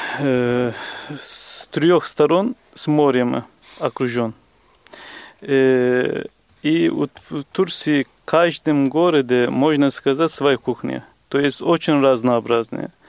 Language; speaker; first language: Russian; non-native, fluent; Turkish